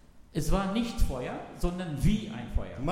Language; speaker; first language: German; non-native, fluent; Arabic